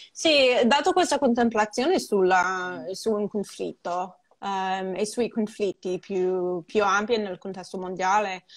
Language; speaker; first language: Italian; non-native, fluent; English